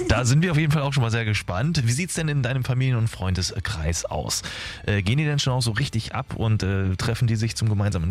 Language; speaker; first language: German; native; German